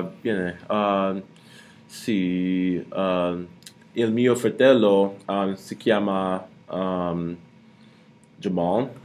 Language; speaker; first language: Italian; non-native, learner; English